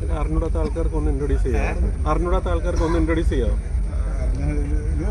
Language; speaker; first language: Malayalam; non-native, learner; Nepali